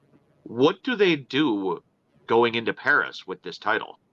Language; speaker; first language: English; native; English